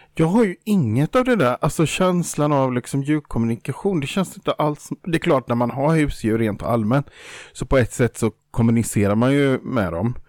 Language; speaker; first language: Swedish; native; Swedish